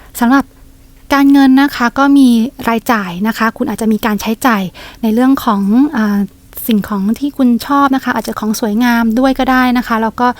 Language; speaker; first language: Thai; native; Thai